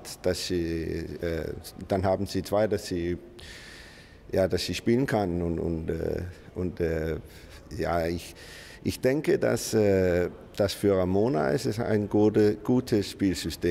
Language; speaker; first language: German; non-native, learner; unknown